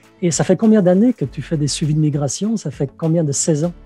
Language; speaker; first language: French; native; French